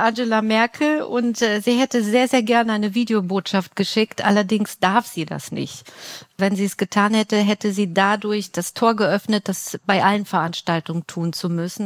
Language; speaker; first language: German; native; German